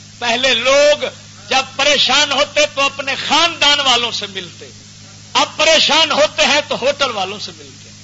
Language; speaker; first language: Urdu; non-native, local second language; Punjabi